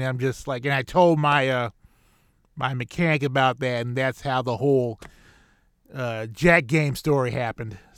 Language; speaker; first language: English; native; English